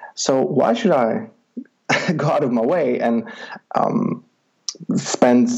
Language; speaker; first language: English; non-native, fluent; Czech